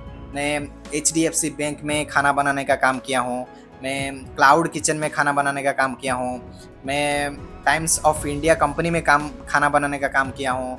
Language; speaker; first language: Hindi; non-native, local second language; Odia